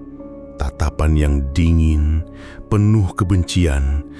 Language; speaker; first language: Indonesian; native; Indonesian